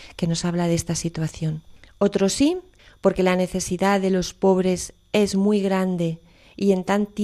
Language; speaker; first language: Spanish; native; Spanish